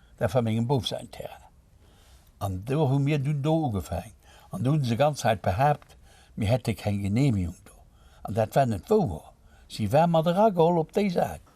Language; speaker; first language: Luxembourgish; native; Luxembourgish